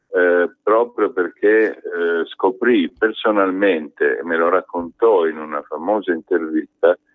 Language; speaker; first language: Italian; native; Italian